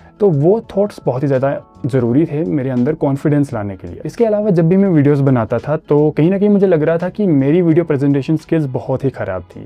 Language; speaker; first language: Hindi; non-native, local second language; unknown